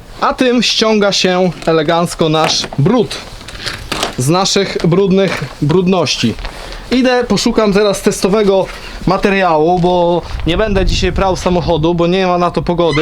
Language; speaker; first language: Polish; native; Polish